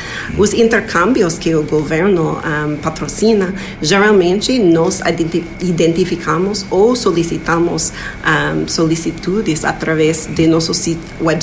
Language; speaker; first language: Portuguese; non-native, fluent; English